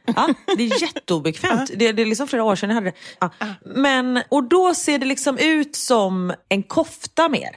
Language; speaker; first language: Swedish; native; Swedish